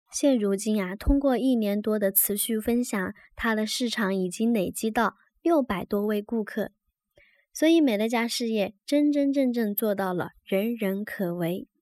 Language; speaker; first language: Chinese; native; Chinese